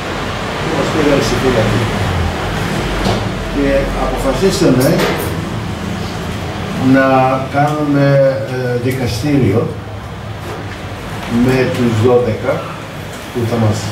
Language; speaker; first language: Greek; early bilingual, heritage; Greek